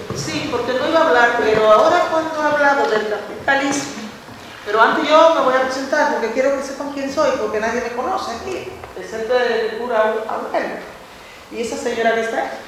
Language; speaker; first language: Spanish; native; Spanish